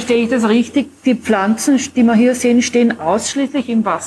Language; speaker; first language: German; native; German